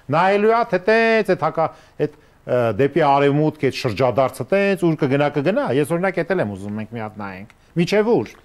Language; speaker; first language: Armenian; native; Armenian